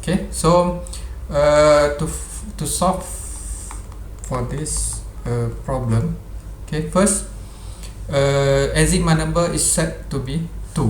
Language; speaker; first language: English; non-native, local second language; Malay